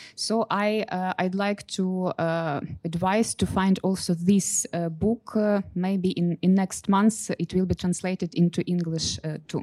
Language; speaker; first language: English; non-native, fluent; Ukrainian